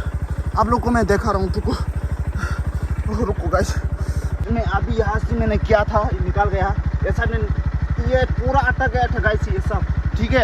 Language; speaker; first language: Hindi; non-native, local second language; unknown